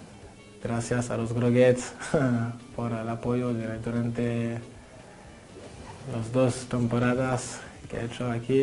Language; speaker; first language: Spanish; non-native, fluent; French